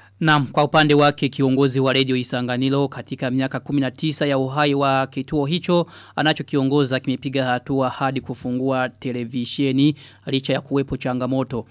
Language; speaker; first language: Swahili; non-native, local second language; Rundi